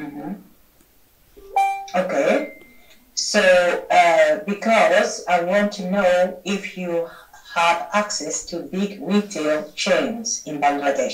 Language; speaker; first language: English; non-native, fluent; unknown